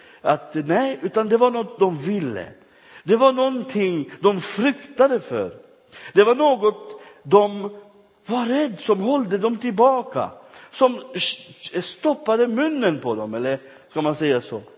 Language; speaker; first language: Swedish; non-native, fluent; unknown